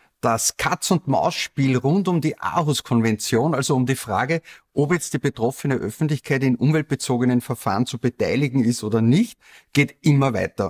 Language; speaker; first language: German; native; German